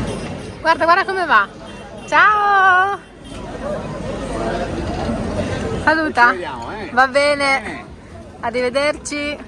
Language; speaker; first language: Italian; native; Italian